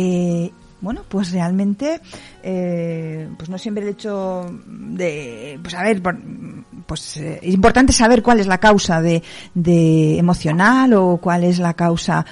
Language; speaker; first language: Spanish; native; Spanish